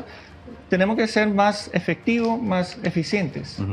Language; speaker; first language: Spanish; non-native, fluent; Dutch